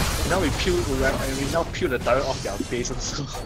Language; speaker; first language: English; non-native, local second language; Chinese